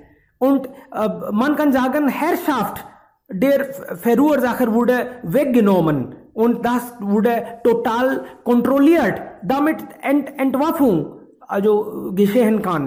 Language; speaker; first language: German; non-native, fluent; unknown